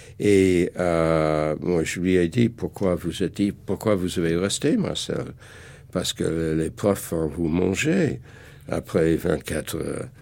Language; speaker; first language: French; non-native, fluent; English